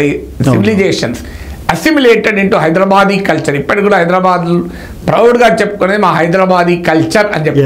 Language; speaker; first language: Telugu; native; Telugu